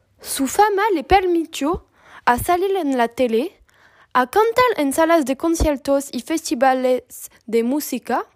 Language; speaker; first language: Spanish; non-native, learner; French